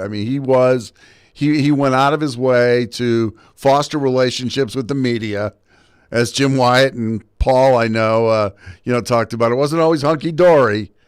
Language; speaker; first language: English; native; English